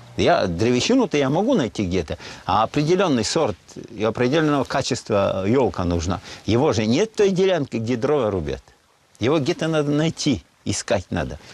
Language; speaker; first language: Russian; non-native, local second language; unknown